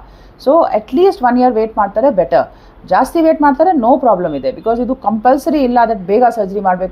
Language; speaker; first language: Kannada; non-native, learner; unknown